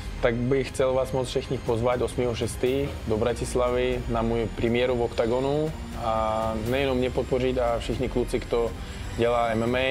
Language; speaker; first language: Czech; non-native, fluent; Uzbek